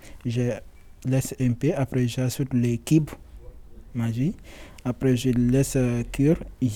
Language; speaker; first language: French; non-native, learner; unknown